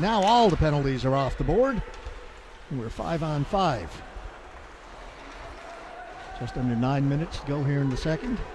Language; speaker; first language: English; native; English